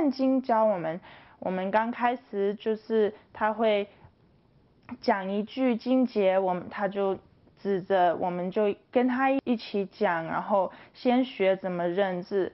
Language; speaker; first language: Chinese; early bilingual, heritage; Chinese